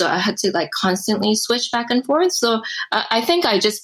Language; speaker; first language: English; early bilingual, other home language; Korean